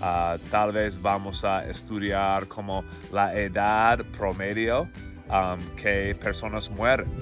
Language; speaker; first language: Spanish; non-native, fluent; English